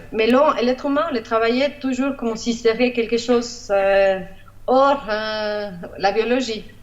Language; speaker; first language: French; non-native, fluent; Spanish